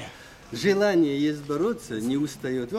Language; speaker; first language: Russian; native; Russian